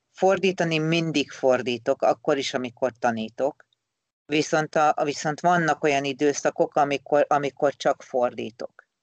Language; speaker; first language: Hungarian; native; Hungarian